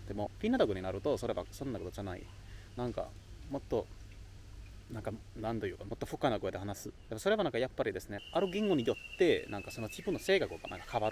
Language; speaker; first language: Japanese; non-native, learner; Finnish